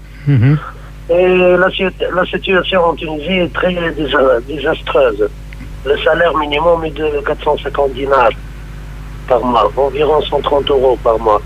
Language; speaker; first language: French; non-native, local second language; Arabic